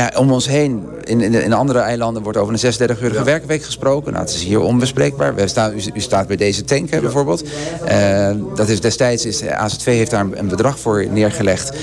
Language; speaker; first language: Dutch; non-native, local second language; Papiamento